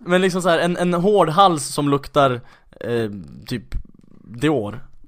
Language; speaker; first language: Swedish; native; Swedish